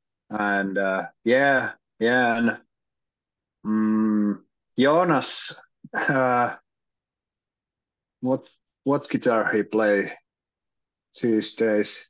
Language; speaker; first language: English; non-native, learner; Finnish